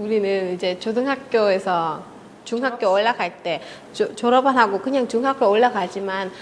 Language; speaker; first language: Korean; non-native, fluent; Vietnamese